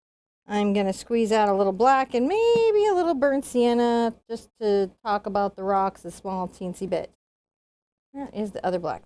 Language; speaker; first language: English; native; English